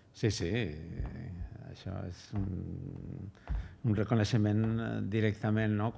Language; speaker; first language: Catalan; non-native, local second language; Spanish